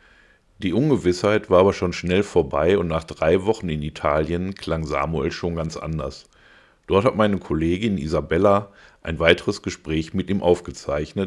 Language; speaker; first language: German; native; German